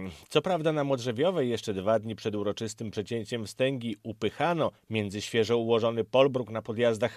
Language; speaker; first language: Polish; native; Polish